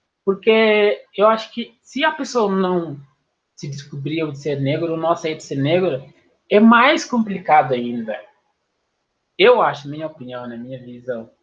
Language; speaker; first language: Portuguese; non-native, fluent; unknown